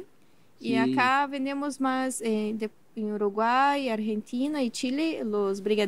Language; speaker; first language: Spanish; non-native, learner; Portuguese